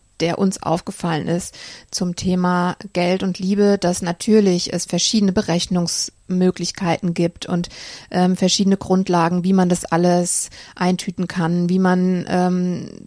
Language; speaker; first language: German; native; German